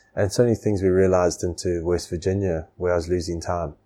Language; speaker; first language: English; native; English